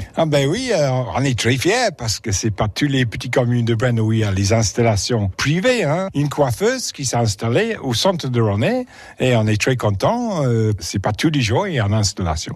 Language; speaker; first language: French; non-native, fluent; English